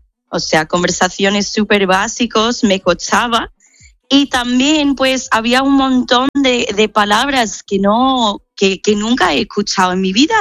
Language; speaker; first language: Spanish; non-native, fluent; English